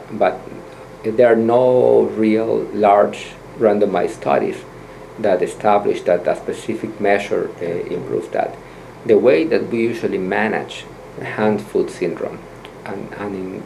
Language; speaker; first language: English; non-native, fluent; Spanish